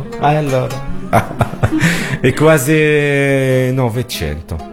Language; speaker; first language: Italian; non-native, learner; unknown